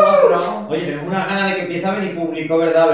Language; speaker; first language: Spanish; native; Spanish